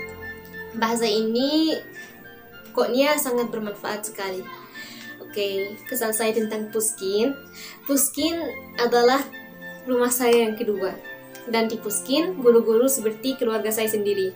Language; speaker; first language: Indonesian; non-native, fluent; Arabic